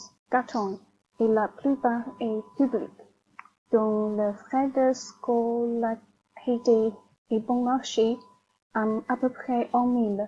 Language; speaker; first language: French; non-native, learner; Chinese